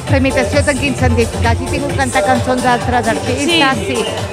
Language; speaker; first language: Catalan; native; Catalan